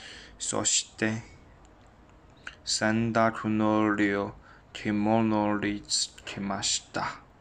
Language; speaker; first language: Japanese; non-native, learner; Chinese